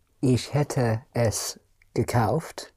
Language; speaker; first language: German; non-native, learner; English